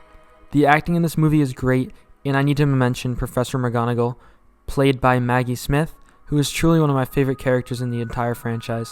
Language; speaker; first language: English; native; English